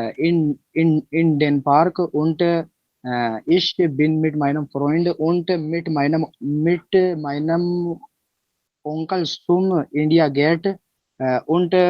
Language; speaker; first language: German; non-native, learner; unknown